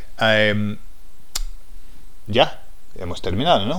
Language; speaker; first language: Spanish; non-native, fluent; English